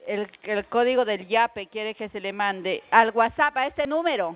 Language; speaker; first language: Spanish; native; Spanish